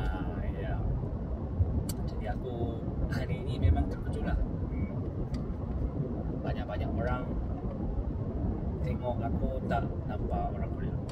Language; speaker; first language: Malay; non-native, fluent; Korean